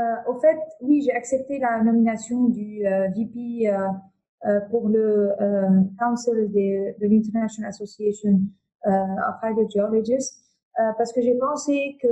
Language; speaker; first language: French; non-native, local second language; Arabic